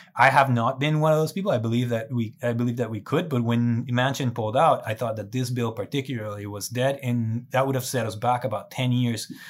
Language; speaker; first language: English; non-native, fluent; Spanish